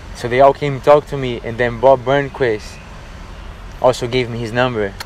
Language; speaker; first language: English; non-native, fluent; Portuguese